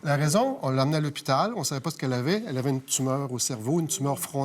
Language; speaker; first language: French; native; French